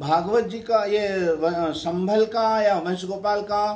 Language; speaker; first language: Hindi; non-native, local second language; Gujarati